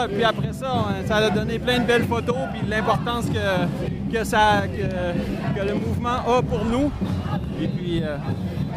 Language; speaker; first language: French; native; French